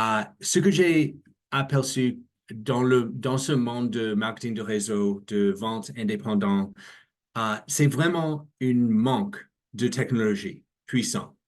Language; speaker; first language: French; non-native, learner; English